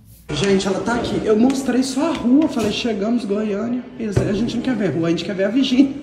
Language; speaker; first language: Portuguese; native; Portuguese